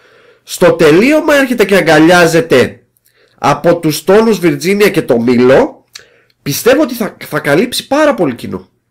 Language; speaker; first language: Greek; native; Greek